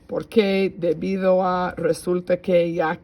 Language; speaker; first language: Spanish; non-native, fluent; English